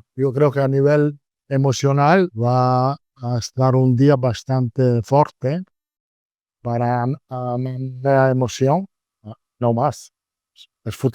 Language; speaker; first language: Portuguese; non-native, learner; Italian